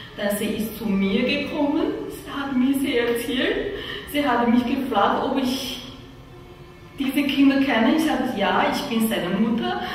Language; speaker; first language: German; non-native, learner; Chinese